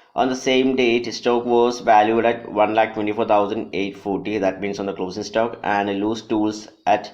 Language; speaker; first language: English; non-native, local second language; Malayalam